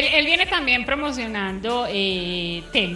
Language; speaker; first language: Spanish; native; Spanish